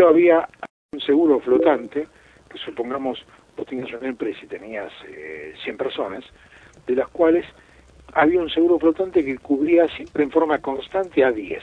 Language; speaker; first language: Spanish; native; Spanish